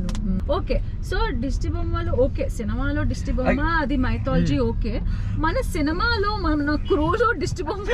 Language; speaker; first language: Telugu; native; Telugu